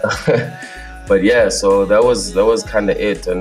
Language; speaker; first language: English; non-native, local second language; Xhosa